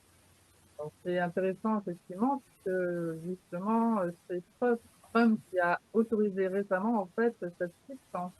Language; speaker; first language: French; native; French